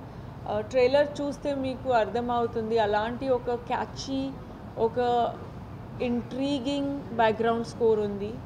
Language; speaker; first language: Telugu; non-native, fluent; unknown